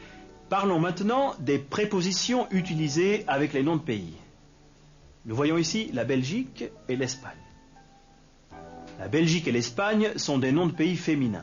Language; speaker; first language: French; native; French